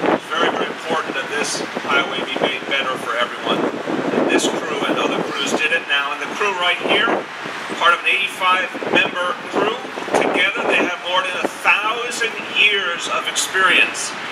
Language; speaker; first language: English; native; English